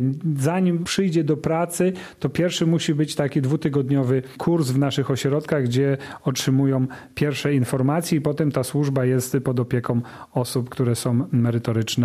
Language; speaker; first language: Polish; native; Polish